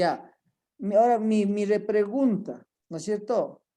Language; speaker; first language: Spanish; native; Spanish